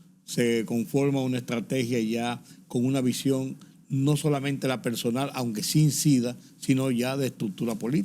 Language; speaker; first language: Spanish; native; Spanish